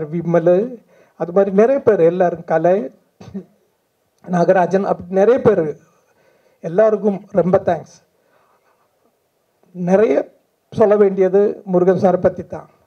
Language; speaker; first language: Tamil; non-native, fluent; Malayalam